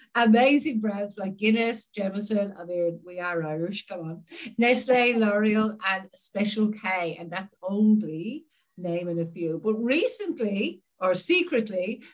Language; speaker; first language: English; native; English